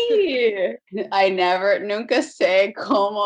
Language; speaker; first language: Spanish; non-native, fluent; English